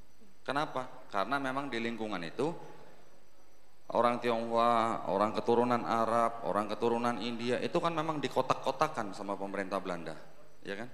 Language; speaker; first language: Indonesian; native; Indonesian